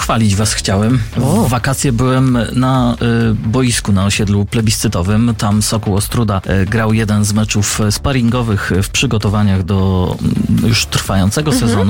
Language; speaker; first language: Polish; native; Polish